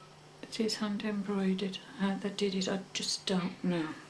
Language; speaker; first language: English; native; English